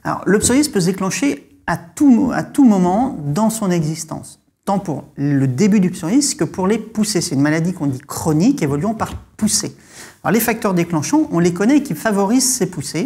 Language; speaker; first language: French; native; French